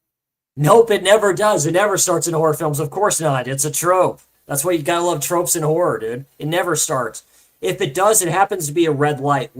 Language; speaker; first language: English; native; English